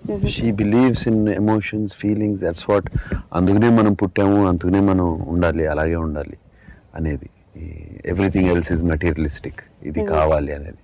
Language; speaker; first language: Telugu; native; Telugu